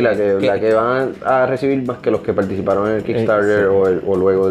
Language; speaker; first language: Spanish; native; Spanish